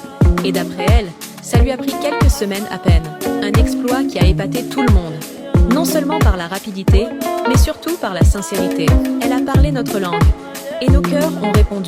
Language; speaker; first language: French; non-native, local second language; Haitian Creole